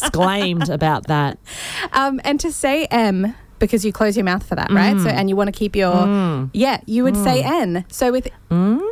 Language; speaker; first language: English; native; English